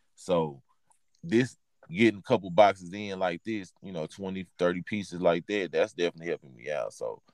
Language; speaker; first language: English; native; English